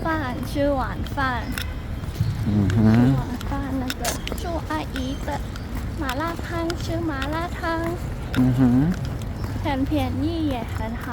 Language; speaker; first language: Chinese; non-native, learner; Mongolian